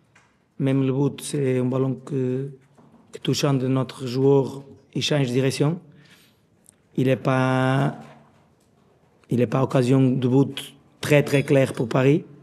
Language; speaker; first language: French; non-native, learner; Portuguese